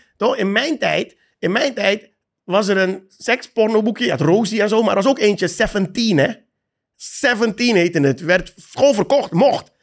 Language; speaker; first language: Dutch; native; Dutch